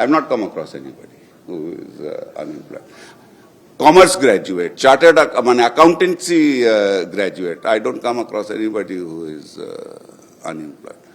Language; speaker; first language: English; non-native, local second language; Bangla